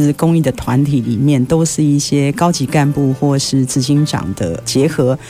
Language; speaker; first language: Chinese; native; Chinese